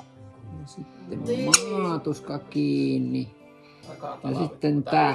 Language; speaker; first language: Finnish; native; Finnish